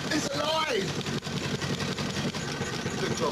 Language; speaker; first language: English; native; English